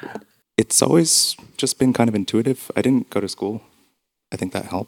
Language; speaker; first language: English; native; English